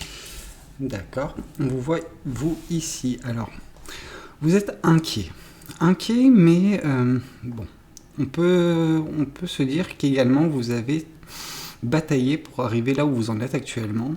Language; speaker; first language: French; native; French